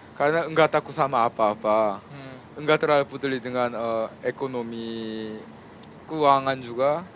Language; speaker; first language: Indonesian; non-native, fluent; Korean